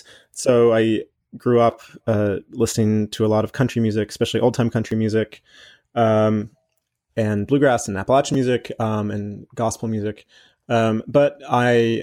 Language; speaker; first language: English; native; English